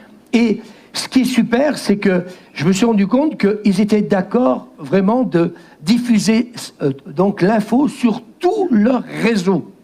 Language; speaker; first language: French; native; French